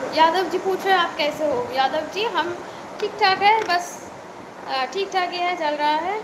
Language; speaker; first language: Hindi; non-native, local second language; Bangla